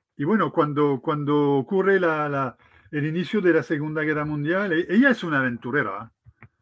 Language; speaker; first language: Spanish; non-native, fluent; French